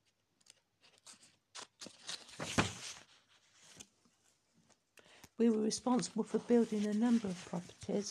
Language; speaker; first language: English; native; English